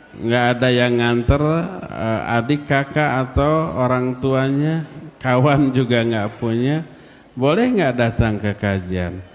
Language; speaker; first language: Malay; non-native, local second language; Sundanese